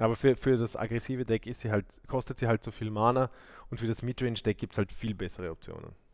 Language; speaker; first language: German; native; German